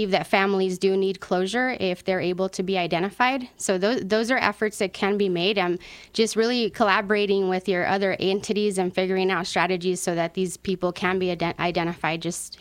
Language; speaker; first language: English; non-native, local second language; Spanish